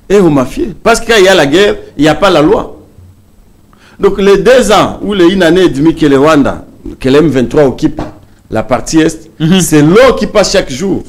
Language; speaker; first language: French; non-native, local second language; Swahili